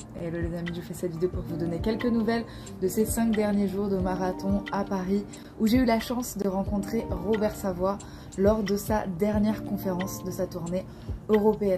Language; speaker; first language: French; native; French